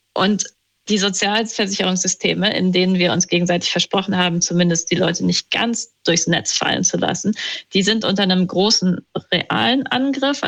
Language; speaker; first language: German; native; German